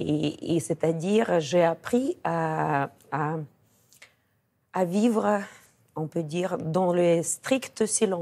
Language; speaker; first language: French; non-native, fluent; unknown